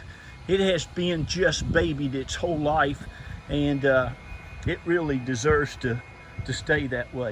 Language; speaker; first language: English; native; English